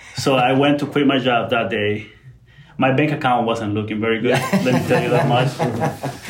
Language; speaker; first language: English; non-native, fluent; Spanish